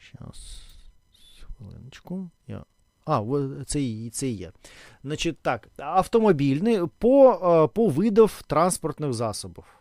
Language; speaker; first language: Ukrainian; native; Ukrainian